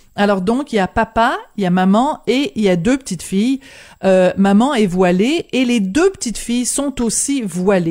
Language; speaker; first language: French; native; French